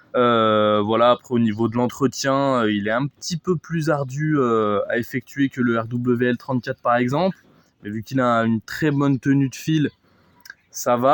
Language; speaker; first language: French; native; French